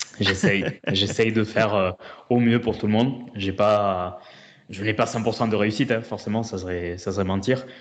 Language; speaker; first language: French; native; French